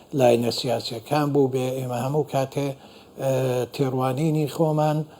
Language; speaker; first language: Central Kurdish; non-native, local second language; Assyrian Neo-Aramaic